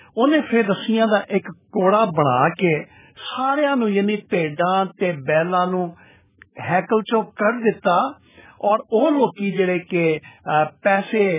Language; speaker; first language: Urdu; non-native, local second language; Punjabi